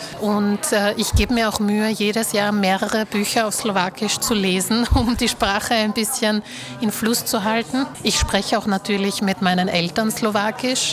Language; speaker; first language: German; early bilingual, other home language; Slovak